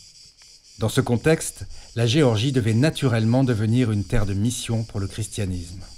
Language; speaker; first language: French; native; French